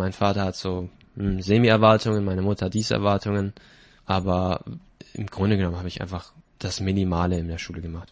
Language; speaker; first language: German; native; German